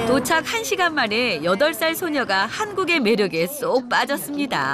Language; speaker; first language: Korean; native; Korean